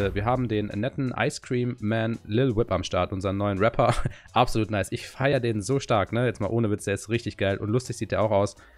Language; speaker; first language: German; native; German